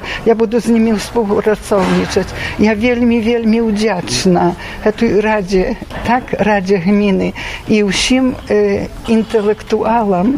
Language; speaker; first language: Belarusian; non-native, local second language; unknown